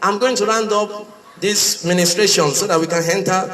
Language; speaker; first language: English; non-native, local second language; Yoruba